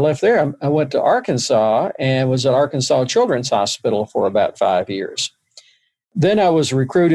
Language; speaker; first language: English; native; English